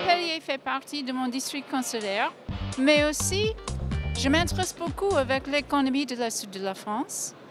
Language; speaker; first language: French; non-native, fluent; English